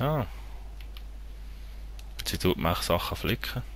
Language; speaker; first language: German; native; German